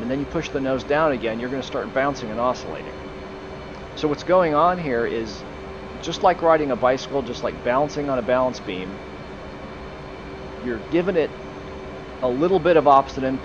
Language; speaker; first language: English; native; English